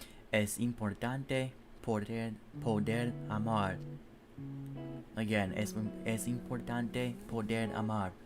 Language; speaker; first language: Spanish; non-native, learner; English